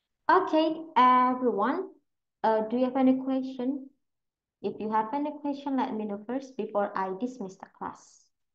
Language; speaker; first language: English; non-native, fluent; Indonesian